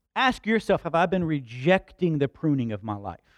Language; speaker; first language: English; native; English